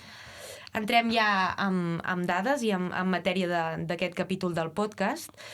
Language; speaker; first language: Catalan; native; Catalan